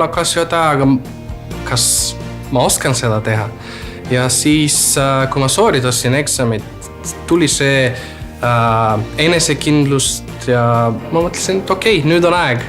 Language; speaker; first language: Estonian; non-native, fluent; Macedonian